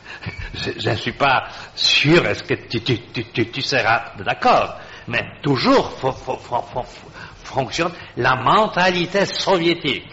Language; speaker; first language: French; non-native, fluent; Polish